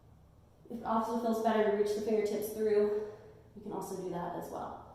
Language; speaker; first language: English; native; English